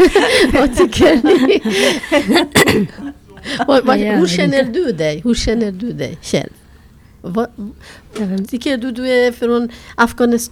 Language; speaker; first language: Swedish; non-native, fluent; Persian